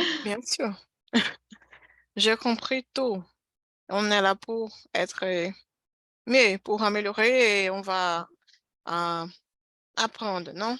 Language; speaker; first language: French; non-native, fluent; Portuguese